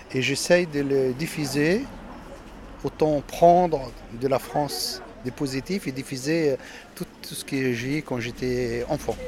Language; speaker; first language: French; non-native, local second language; Arabic